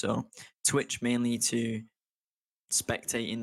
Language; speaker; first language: English; native; English